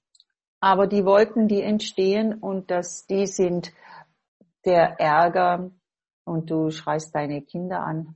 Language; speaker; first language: German; non-native, fluent; English